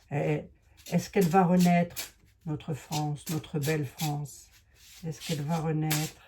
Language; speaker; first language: French; native; French